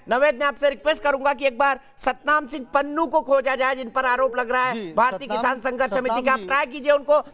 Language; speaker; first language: Hindi; native; Hindi